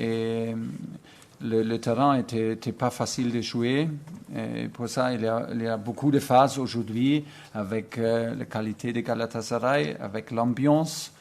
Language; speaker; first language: French; non-native, fluent; German